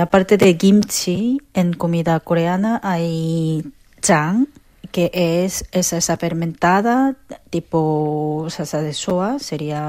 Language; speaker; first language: Spanish; non-native, learner; Korean